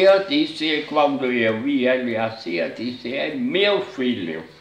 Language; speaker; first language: Portuguese; non-native, fluent; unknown